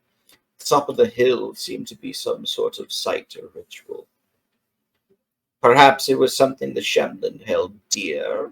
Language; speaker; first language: English; native; English